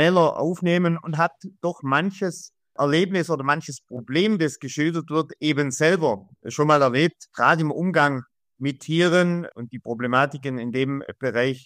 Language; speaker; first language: German; native; German